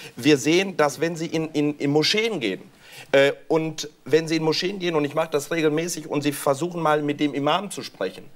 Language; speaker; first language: German; early bilingual, other home language; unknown